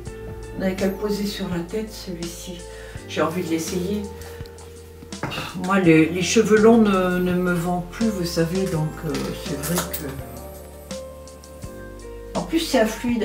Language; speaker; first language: French; native; French